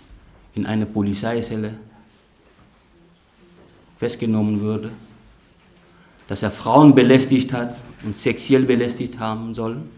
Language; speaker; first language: German; non-native, fluent; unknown